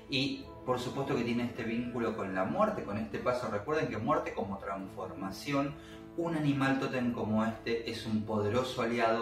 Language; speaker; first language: Spanish; native; Spanish